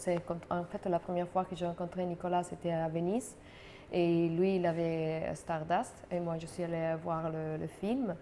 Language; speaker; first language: French; non-native, fluent; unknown